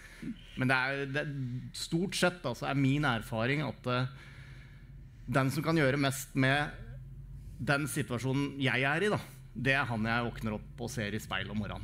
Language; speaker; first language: Norwegian; native; Norwegian